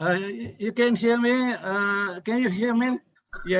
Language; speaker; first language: English; non-native, learner; Indonesian